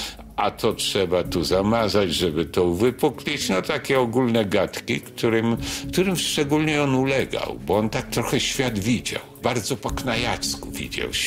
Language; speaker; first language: Polish; native; Polish